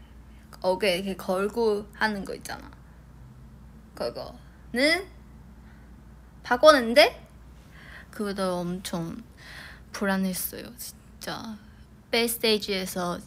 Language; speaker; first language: Korean; non-native, fluent; Chinese